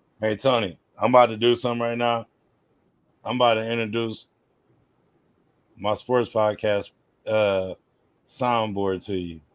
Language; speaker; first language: English; native; English